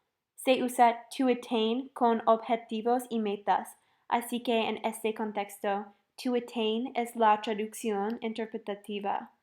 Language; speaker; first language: Spanish; non-native, fluent; English